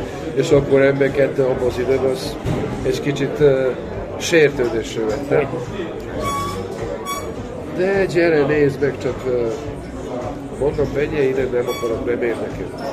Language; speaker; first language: Hungarian; non-native, local second language; Serbian